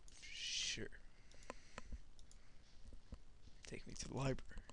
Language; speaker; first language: English; native; English